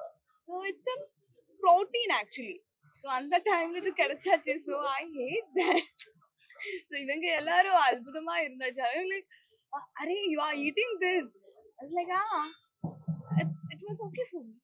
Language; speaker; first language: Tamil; non-native, learner; Malayalam